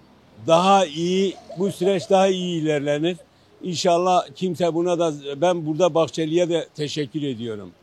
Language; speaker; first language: Turkish; non-native, local second language; Kurdish